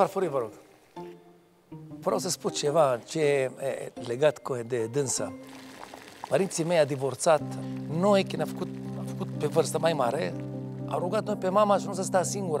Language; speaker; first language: Romanian; non-native, fluent; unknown